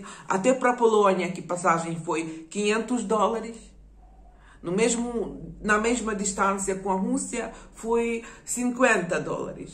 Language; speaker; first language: Portuguese; non-native, fluent; Ukrainian